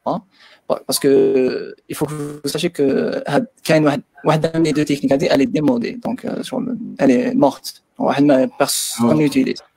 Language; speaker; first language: French; non-native, local second language; Arabic